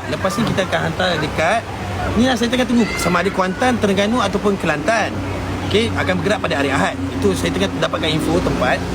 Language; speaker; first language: Malay; native; Malay